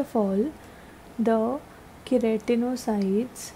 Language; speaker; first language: English; non-native, local second language; Hindi